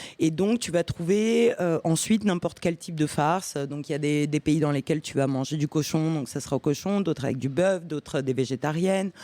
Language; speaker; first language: French; early bilingual, other home language; Romanian